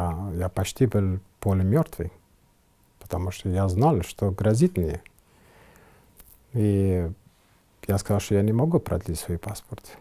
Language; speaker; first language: Russian; non-native, fluent; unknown